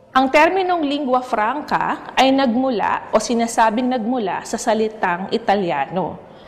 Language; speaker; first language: Filipino; native; Filipino